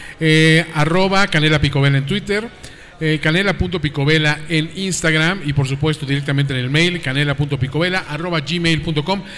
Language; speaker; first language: Spanish; native; Spanish